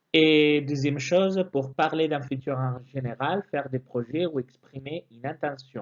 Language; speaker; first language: French; non-native, fluent; Spanish